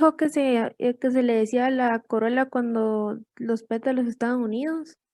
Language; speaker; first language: Spanish; native; Spanish